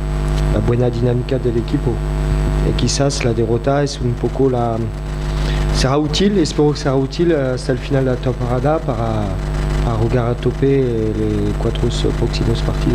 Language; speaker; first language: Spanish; non-native, fluent; French